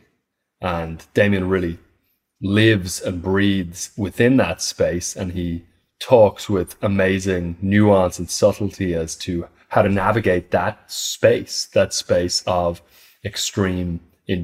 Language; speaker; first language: English; native; English